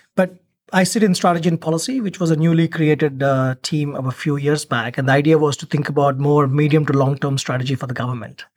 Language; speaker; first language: English; non-native, local second language; Telugu